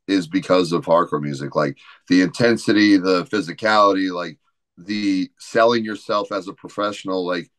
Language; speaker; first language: English; native; English